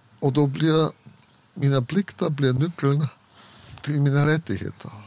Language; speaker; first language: Swedish; non-native, fluent; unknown